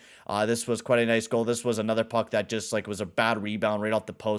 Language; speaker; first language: English; native; English